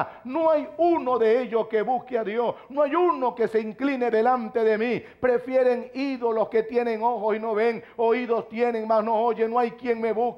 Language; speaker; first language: Spanish; native; Spanish